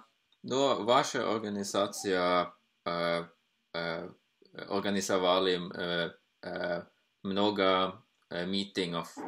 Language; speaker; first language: Russian; non-native, fluent; Norwegian